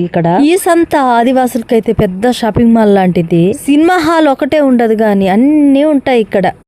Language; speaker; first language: Telugu; non-native, local second language; Koya